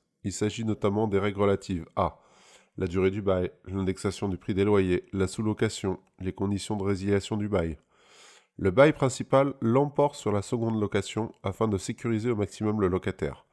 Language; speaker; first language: French; native; French